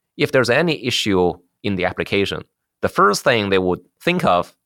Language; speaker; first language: English; non-native, fluent; Chinese